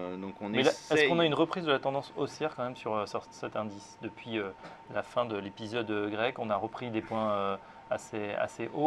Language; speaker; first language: French; native; French